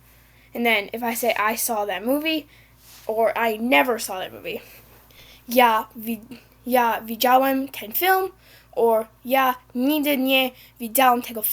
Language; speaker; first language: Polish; non-native, learner; English